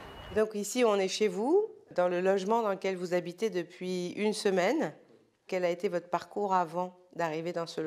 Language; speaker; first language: French; native; French